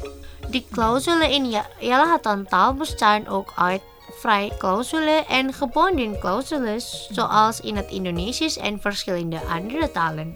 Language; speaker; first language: Dutch; non-native, learner; Indonesian